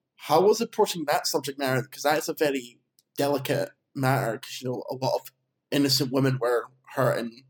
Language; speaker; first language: English; native; English